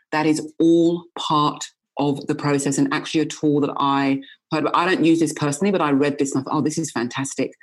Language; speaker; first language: English; native; English